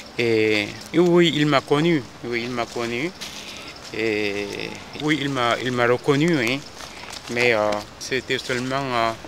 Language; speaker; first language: French; non-native, fluent; Korean